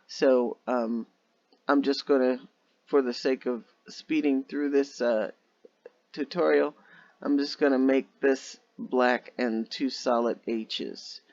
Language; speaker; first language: English; native; English